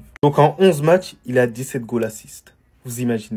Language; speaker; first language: French; native; French